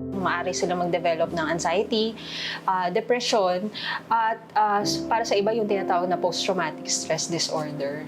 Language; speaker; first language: Filipino; native; Filipino